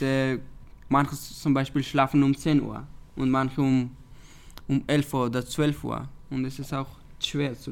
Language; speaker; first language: German; non-native, learner; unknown